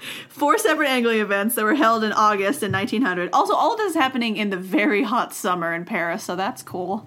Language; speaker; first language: English; native; English